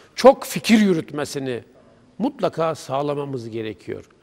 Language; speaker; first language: Turkish; native; Turkish